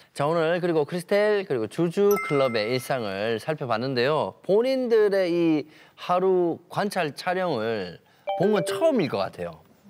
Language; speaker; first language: Korean; native; Korean